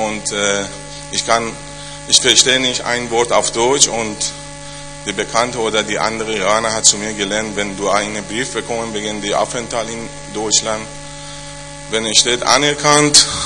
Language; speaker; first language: German; non-native, learner; Persian